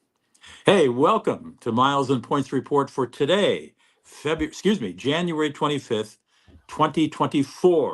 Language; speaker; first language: English; native; English